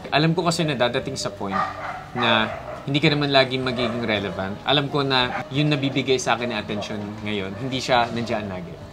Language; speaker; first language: Filipino; native; Filipino